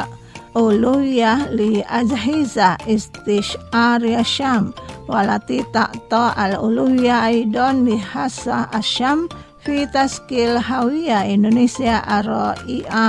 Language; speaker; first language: Arabic; non-native, fluent; Indonesian